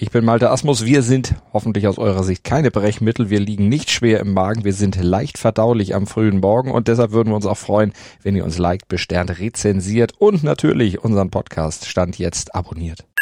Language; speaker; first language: German; native; German